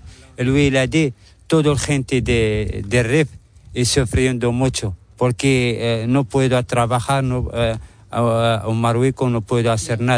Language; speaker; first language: Spanish; non-native, learner; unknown